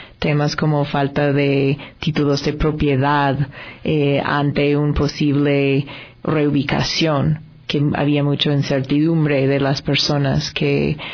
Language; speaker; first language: Spanish; non-native, fluent; English